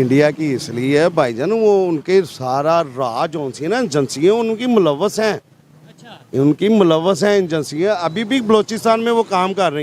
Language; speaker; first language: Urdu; non-native, local second language; Punjabi